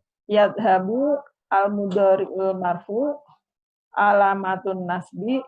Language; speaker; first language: Arabic; non-native, learner; Indonesian